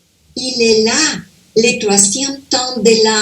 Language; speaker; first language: French; non-native, fluent; Spanish